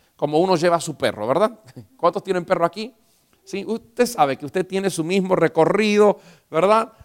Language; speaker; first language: Spanish; early bilingual, heritage; Spanish